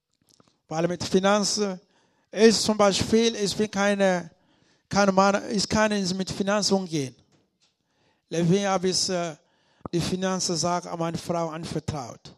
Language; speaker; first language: German; non-native, learner; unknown